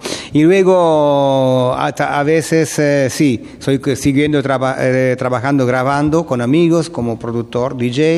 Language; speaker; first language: Spanish; non-native, learner; Italian